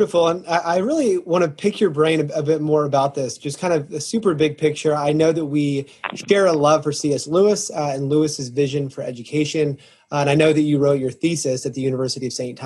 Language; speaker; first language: English; native; English